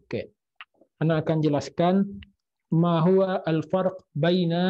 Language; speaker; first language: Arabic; non-native, fluent; Indonesian